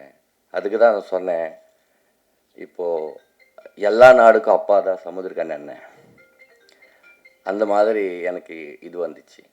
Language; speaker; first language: Tamil; non-native, learner; Telugu